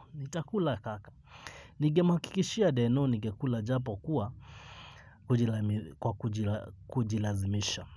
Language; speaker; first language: Swahili; non-native, local second language; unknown